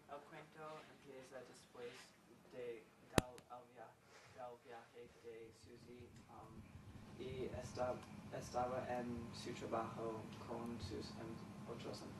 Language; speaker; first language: Spanish; non-native, learner; English